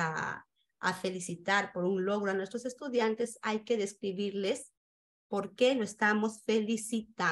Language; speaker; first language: Spanish; native; Spanish